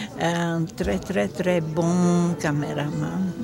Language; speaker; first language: French; non-native, fluent; Czech